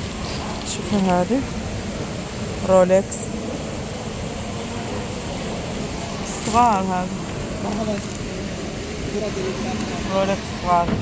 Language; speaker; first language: Arabic; native; Arabic